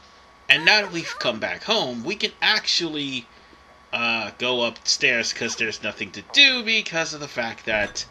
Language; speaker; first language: English; native; English